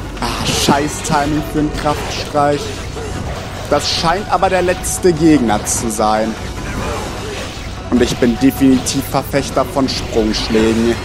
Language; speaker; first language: German; native; German